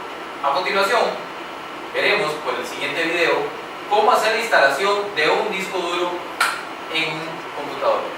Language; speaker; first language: Spanish; native; Spanish